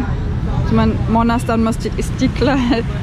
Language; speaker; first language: Indonesian; non-native, fluent; German